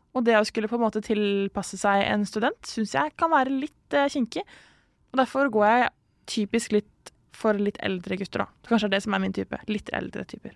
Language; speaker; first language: Norwegian; native; Norwegian